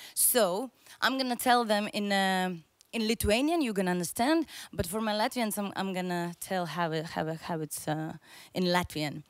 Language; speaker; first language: English; non-native, fluent; Latvian